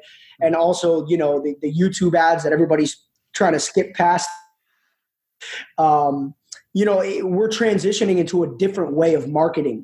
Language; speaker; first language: English; native; English